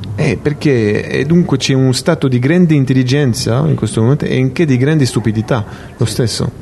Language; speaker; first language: Italian; non-native, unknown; French